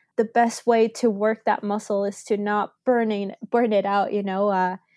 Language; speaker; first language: English; early bilingual, other home language; Spanish